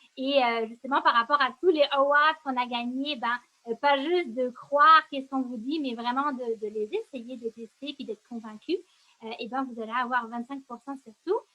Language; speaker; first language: French; native; French